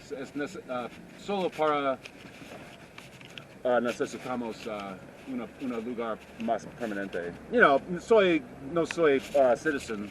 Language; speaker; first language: Spanish; non-native, learner; English